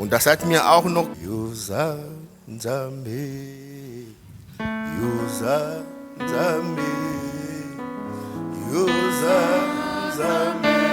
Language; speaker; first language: German; non-native, fluent; Lingala